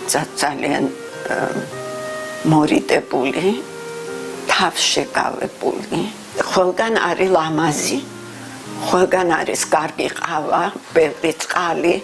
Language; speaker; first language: Georgian; early bilingual, heritage; Georgian